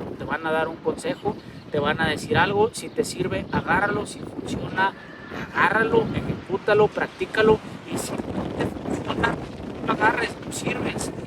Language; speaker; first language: Spanish; native; Spanish